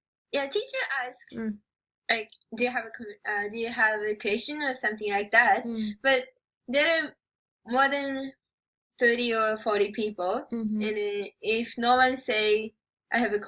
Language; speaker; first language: English; non-native, learner; Japanese